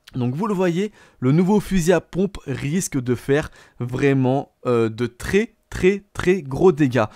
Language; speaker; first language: French; native; French